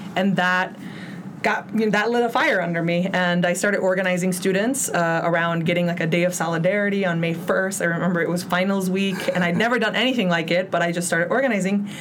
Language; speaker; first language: English; early bilingual, other home language; Spanish